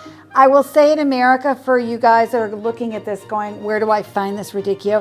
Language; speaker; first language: English; native; English